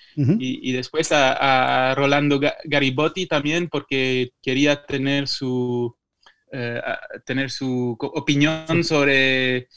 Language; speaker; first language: Spanish; non-native, fluent; French